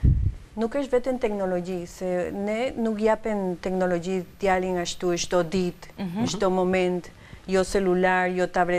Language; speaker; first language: Albanian; non-native, learner; Spanish